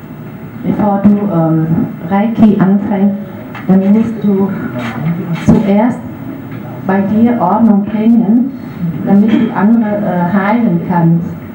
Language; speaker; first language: German; non-native, fluent; Vietnamese